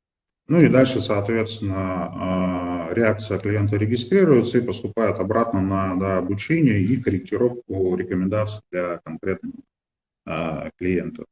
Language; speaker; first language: Russian; native; Russian